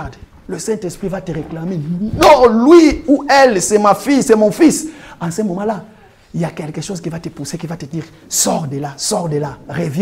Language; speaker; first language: French; non-native, local second language; Lingala